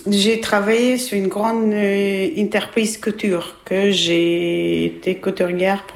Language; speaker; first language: French; non-native, learner; Albanian